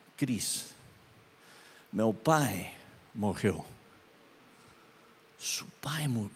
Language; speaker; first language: Portuguese; non-native, learner; Spanish